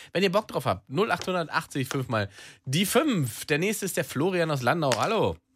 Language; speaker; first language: German; native; German